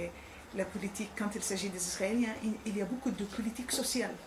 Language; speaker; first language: French; non-native, fluent; Arabic